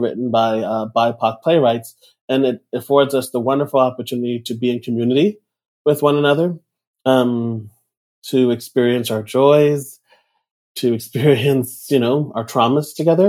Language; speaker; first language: English; native; English